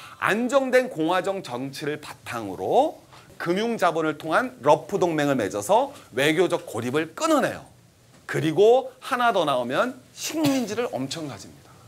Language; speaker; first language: Korean; native; Korean